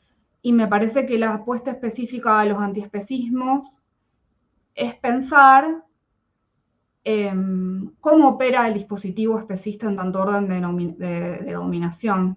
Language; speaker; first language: Spanish; native; Spanish